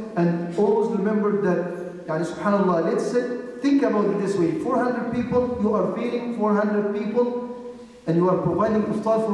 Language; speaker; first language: English; non-native, fluent; Arabic